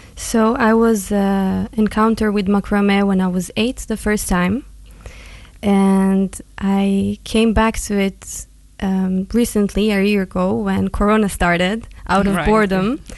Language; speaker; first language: English; non-native, fluent; Hebrew